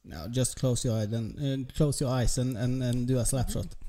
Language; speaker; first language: English; non-native, learner; Norwegian